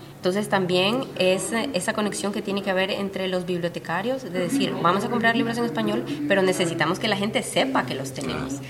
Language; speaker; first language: Spanish; native; Spanish